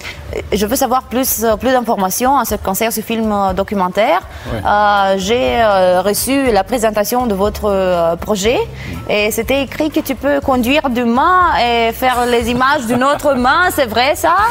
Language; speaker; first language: French; non-native, fluent; Romanian